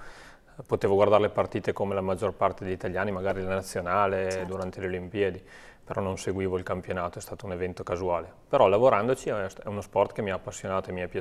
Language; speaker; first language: Italian; native; Italian